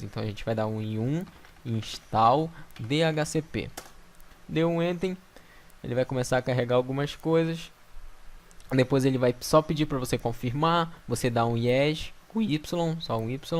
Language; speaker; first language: Portuguese; native; Portuguese